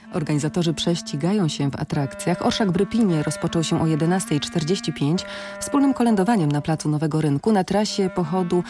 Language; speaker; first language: Polish; native; Polish